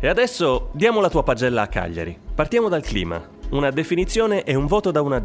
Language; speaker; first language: Italian; native; Italian